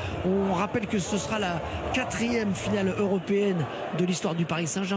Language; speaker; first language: French; native; French